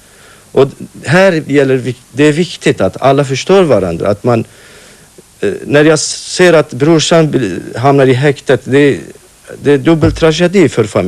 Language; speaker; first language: Swedish; non-native, fluent; Kurdish